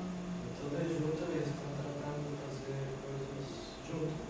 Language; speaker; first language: Portuguese; non-native, learner; Spanish